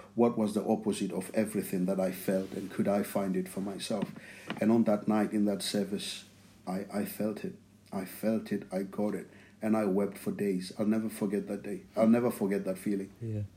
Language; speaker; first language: English; non-native, local second language; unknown